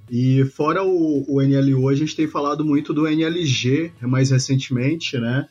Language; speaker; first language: Portuguese; native; Portuguese